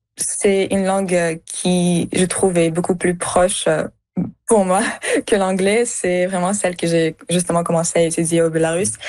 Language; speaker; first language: French; early bilingual, other home language; Russian